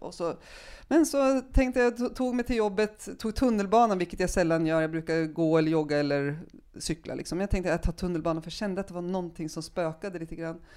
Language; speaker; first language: Swedish; native; Swedish